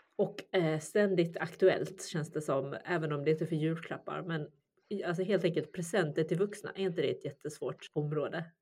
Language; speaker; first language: Swedish; native; Swedish